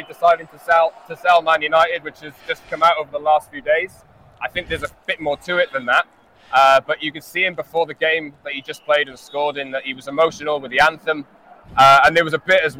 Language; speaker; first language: English; native; English